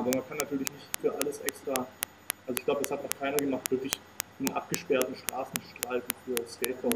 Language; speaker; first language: German; native; German